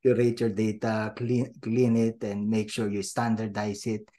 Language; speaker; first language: English; non-native, local second language; Filipino